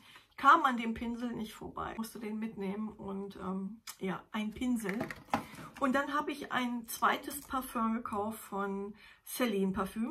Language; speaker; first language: German; native; German